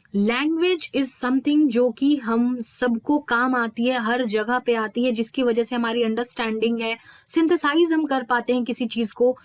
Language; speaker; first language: Hindi; native; Hindi